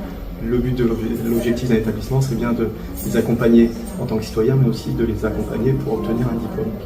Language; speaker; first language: French; native; French